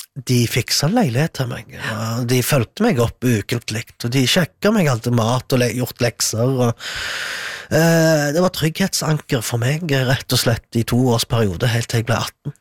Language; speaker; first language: Norwegian; early bilingual, other home language; Arabic